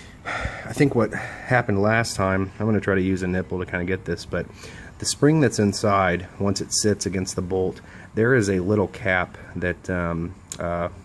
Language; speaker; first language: English; native; English